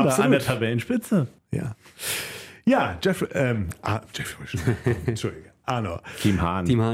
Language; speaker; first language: German; native; German